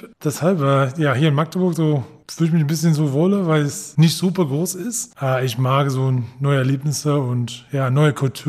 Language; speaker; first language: German; non-native, fluent; English